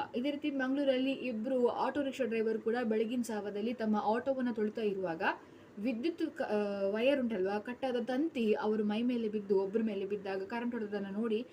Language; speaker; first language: Kannada; non-native, local second language; Tulu